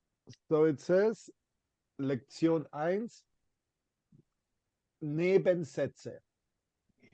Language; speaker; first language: German; non-native, fluent; English